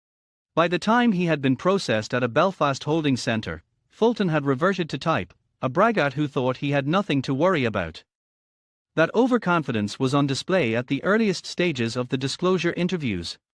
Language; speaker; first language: English; native; English